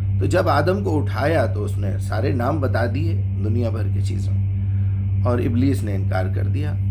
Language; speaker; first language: Urdu; native; Urdu